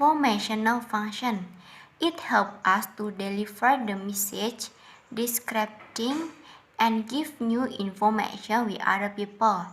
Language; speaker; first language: English; non-native, learner; Indonesian